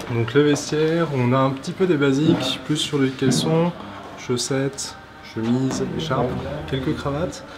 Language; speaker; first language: French; native; French